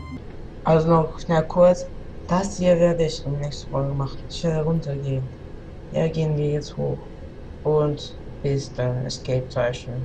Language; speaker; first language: German; non-native, local second language; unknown